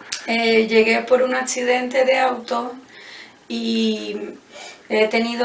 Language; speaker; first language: Spanish; native; Spanish